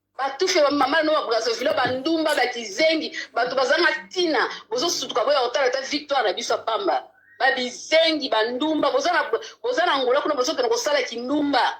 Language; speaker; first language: Lingala; native; Lingala